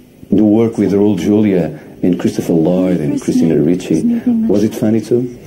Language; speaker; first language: English; non-native, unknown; Portuguese